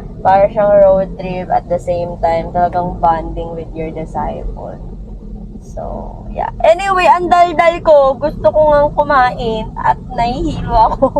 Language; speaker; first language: Filipino; native; Filipino